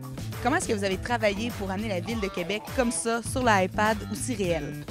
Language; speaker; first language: French; native; French